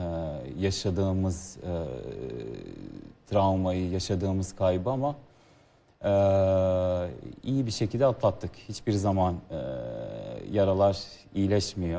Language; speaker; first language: Turkish; non-native, fluent; Serbian